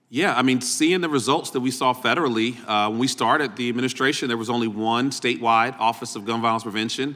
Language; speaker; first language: English; native; English